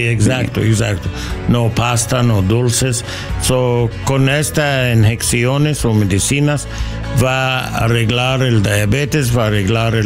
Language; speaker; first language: Spanish; non-native, learner; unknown